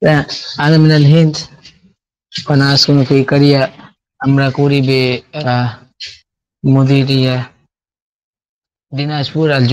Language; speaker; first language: Arabic; non-native, learner; Bangla